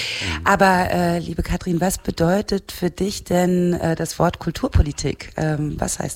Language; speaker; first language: German; native; German